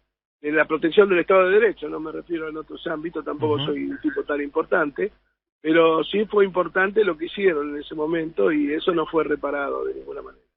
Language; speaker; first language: Spanish; native; Spanish